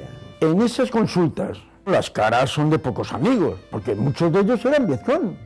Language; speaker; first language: Spanish; native; Spanish